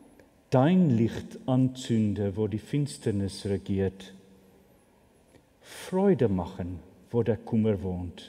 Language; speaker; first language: German; non-native, fluent; Afrikaans